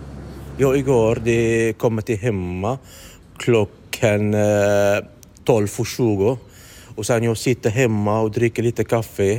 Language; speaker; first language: Swedish; non-native, learner; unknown